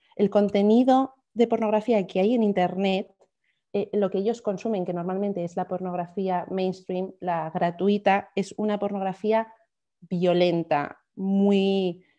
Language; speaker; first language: Spanish; native; Spanish